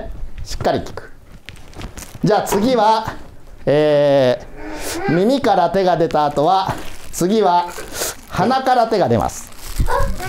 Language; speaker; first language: Japanese; native; Japanese